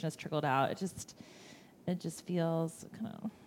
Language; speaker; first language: English; native; English